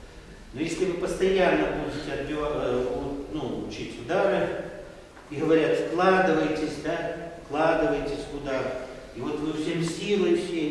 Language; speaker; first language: Russian; native; Russian